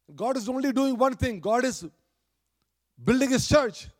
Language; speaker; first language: English; non-native, local second language; Malayalam